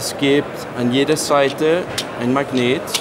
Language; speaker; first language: German; non-native, fluent; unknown